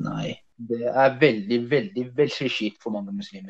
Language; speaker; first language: Norwegian; early bilingual, other home language; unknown